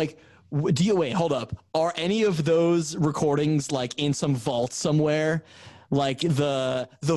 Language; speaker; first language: English; native; English